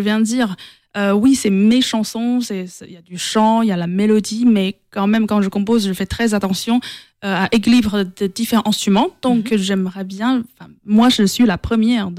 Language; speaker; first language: French; non-native, fluent; Chinese